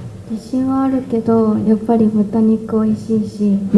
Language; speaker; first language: Japanese; native; Japanese